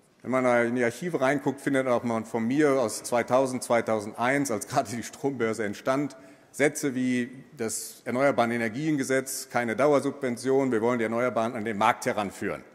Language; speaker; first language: German; native; German